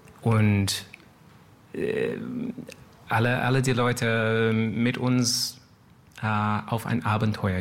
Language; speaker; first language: German; non-native, learner; English